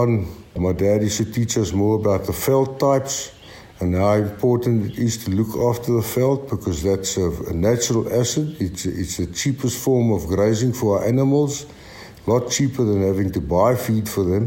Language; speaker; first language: English; native; English